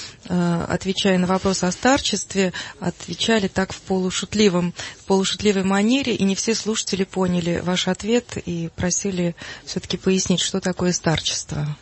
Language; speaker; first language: Russian; native; Russian